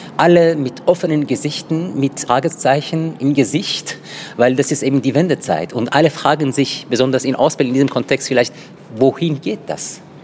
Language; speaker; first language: German; non-native, fluent; Persian